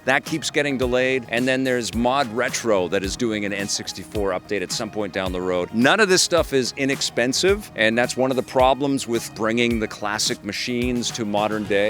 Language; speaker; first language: English; native; English